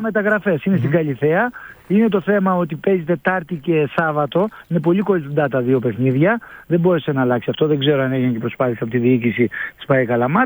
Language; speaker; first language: Greek; native; Greek